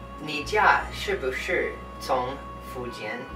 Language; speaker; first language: Chinese; non-native, learner; English